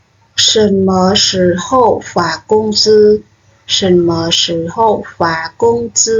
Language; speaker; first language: Chinese; non-native, fluent; Khmer